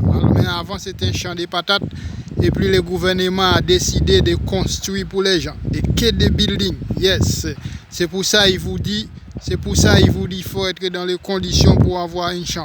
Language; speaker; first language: French; non-native, local second language; Haitian Creole